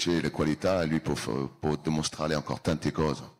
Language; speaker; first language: Italian; non-native, learner; French